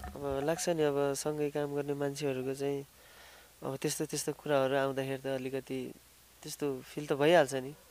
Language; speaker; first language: Nepali; native; Nepali